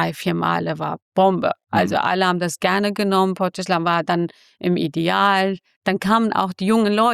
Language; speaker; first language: German; non-native, fluent; Kurdish